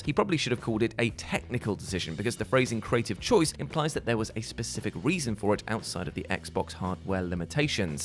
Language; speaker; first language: English; native; English